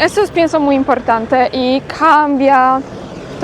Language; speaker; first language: Spanish; non-native, fluent; Polish